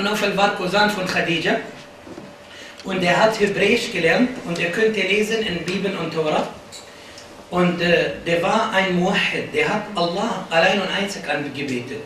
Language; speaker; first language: German; non-native, fluent; Arabic